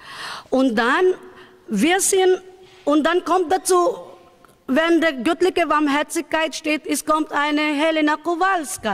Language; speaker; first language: German; non-native, learner; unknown